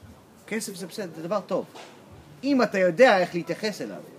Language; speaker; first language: Hebrew; early bilingual, heritage; English